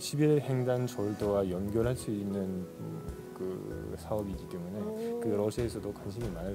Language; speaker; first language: Korean; non-native, fluent; Russian